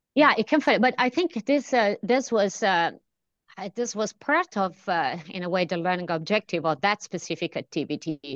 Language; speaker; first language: English; non-native, fluent; Italian